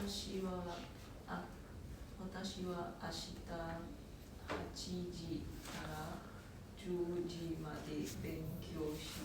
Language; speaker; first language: Japanese; non-native, learner; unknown